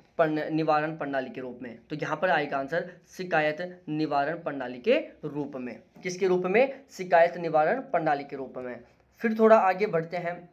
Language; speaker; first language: Hindi; native; Hindi